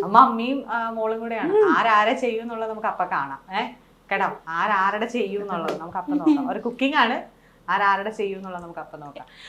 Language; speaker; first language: Malayalam; native; Malayalam